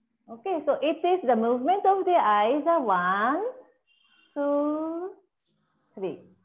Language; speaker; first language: English; non-native, fluent; Japanese